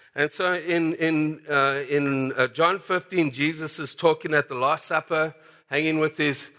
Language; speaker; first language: English; native; English